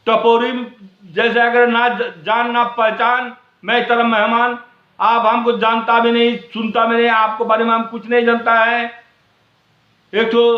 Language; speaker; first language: Hindi; non-native, local second language; Bangla